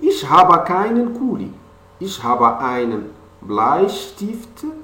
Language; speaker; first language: German; non-native, fluent; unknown